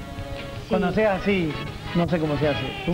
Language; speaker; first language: Spanish; native; Spanish